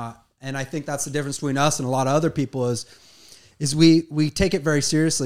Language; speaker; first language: English; native; English